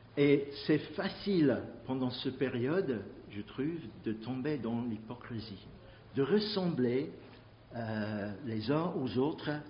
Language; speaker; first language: French; non-native, fluent; English